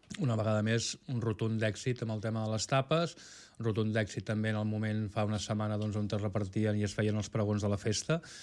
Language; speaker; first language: Catalan; native; Catalan